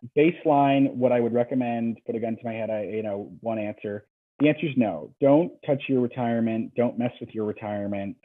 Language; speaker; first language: English; native; English